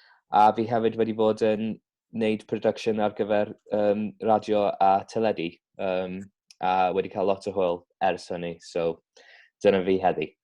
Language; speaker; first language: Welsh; native; Welsh